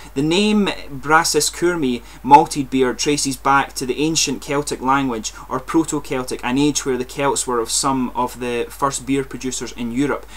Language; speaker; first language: English; native; English